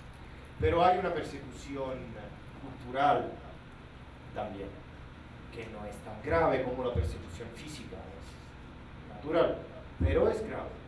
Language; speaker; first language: Spanish; non-native, fluent; Italian